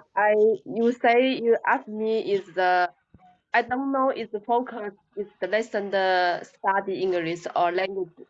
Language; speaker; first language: English; non-native, learner; Chinese